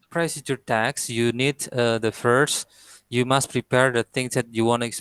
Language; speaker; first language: English; non-native, fluent; Indonesian